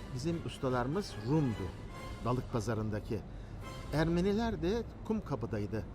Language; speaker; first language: Turkish; native; Turkish